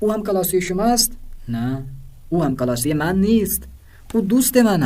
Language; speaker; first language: Persian; non-native, fluent; Urdu